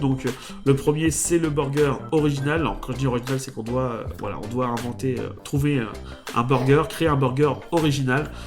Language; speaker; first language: French; native; French